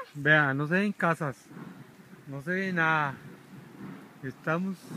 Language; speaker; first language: Spanish; native; Spanish